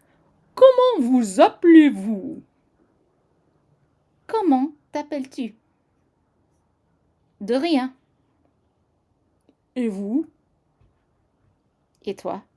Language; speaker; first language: French; non-native, fluent; English